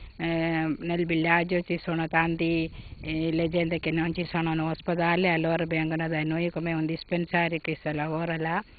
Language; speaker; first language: Italian; non-native, learner; Malayalam